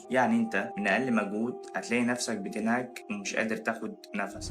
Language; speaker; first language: Arabic; native; Arabic